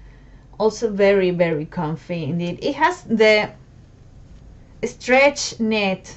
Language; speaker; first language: English; non-native, fluent; Spanish